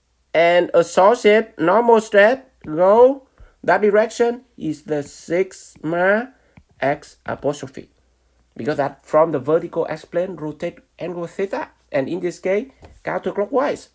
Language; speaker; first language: English; non-native, fluent; Vietnamese